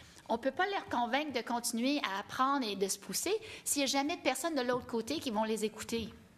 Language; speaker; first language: French; non-native, fluent; English